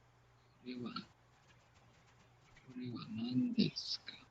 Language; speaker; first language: Japanese; non-native, learner; English